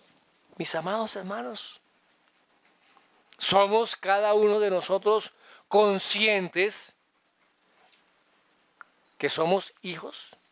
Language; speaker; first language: Spanish; native; Spanish